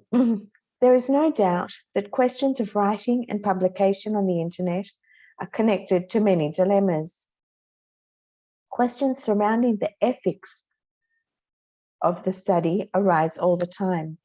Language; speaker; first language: English; non-native, fluent; Hebrew